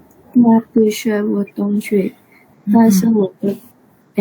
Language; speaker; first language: Chinese; non-native, learner; Indonesian